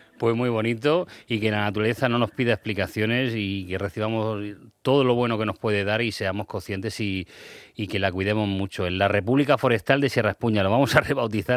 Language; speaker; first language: Spanish; native; Spanish